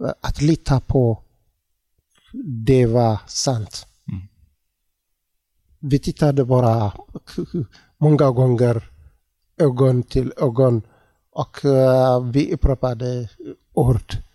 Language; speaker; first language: Swedish; non-native, learner; Tigrinya